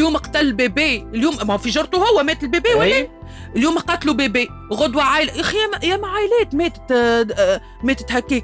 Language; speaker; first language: Arabic; native; Arabic